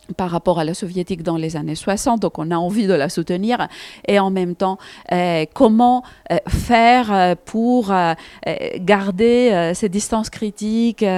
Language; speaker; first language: French; non-native, fluent; Greek